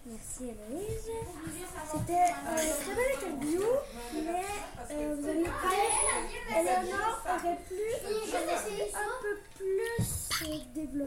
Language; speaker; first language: French; native; French